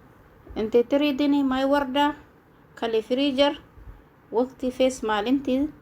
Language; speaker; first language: Arabic; non-native, learner; Oromo